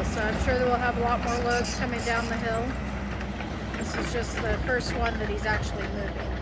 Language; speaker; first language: English; native; English